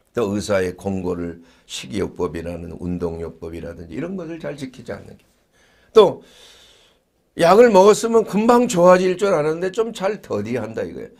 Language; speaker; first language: Korean; native; Korean